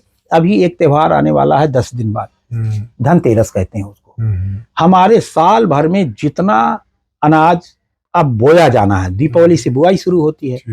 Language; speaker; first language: Hindi; native; Hindi